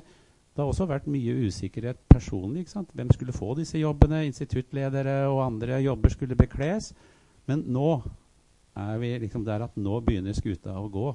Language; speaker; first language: Norwegian; native; Norwegian